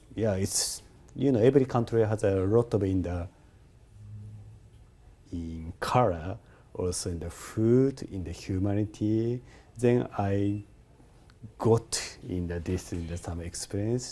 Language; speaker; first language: English; non-native, learner; Japanese